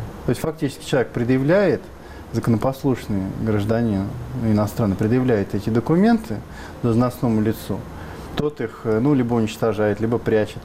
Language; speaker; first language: Russian; native; Russian